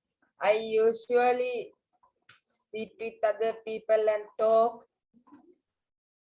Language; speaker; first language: English; non-native, learner; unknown